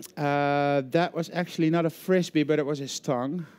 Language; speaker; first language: English; non-native, fluent; Dutch